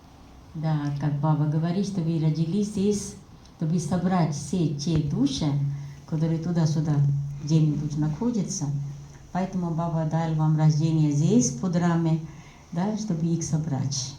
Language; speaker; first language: Russian; non-native, fluent; Hindi